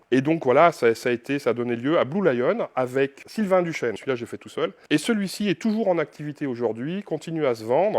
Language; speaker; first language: French; native; French